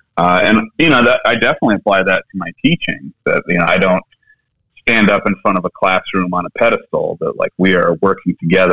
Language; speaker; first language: English; native; English